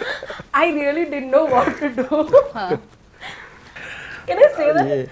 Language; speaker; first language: Telugu; non-native, learner; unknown